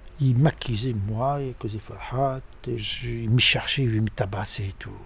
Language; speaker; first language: French; non-native, learner; Arabic